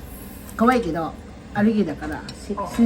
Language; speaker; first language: Japanese; non-native, fluent; Filipino